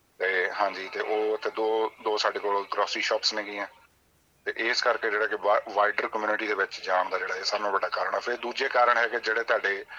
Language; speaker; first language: Punjabi; native; Punjabi